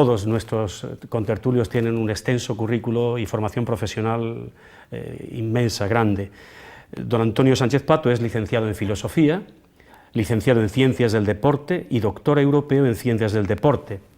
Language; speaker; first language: Spanish; native; Spanish